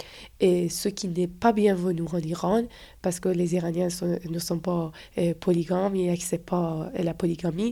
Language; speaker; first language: French; non-native, fluent; Persian